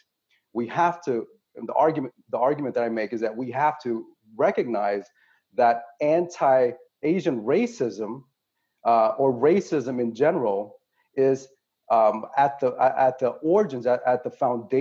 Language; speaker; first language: English; native; English